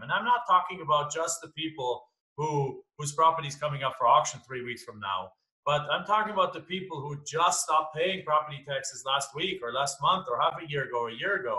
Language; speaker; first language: English; non-native, fluent; German